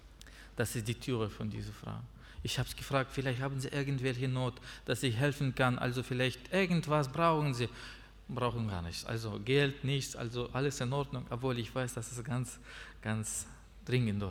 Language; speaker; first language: German; non-native, learner; Russian